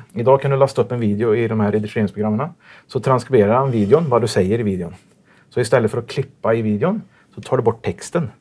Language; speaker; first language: Swedish; native; Swedish